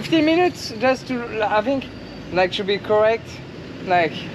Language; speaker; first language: English; non-native, learner; French